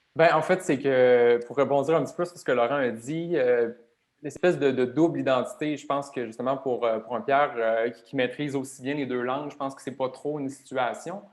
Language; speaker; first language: French; native; French